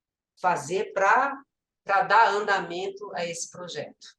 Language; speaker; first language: Portuguese; native; Portuguese